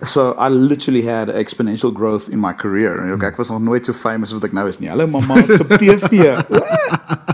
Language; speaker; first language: English; non-native, local second language; Afrikaans